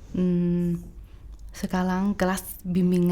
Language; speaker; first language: Indonesian; non-native, fluent; Chinese